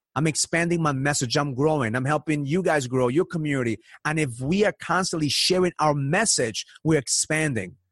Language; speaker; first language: English; early bilingual, other home language; Spanish